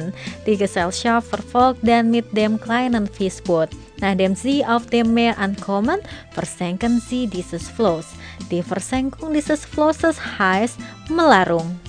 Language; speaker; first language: German; non-native, fluent; Indonesian